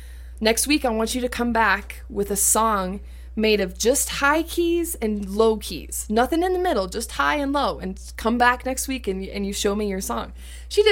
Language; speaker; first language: English; native; English